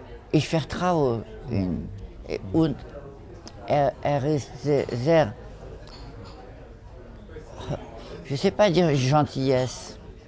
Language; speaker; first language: German; non-native, learner; French